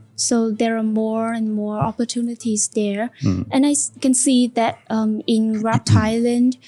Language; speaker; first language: English; non-native, fluent; Vietnamese